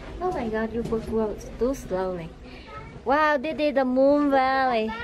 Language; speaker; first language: English; non-native, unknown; Vietnamese